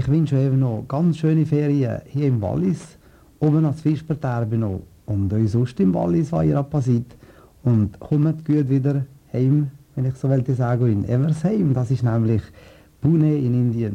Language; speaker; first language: German; native; German